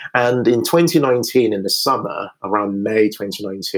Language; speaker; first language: English; non-native, local second language; Yoruba